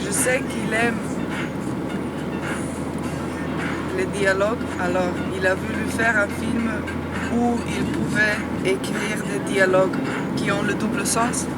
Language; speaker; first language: French; non-native, fluent; Slovenian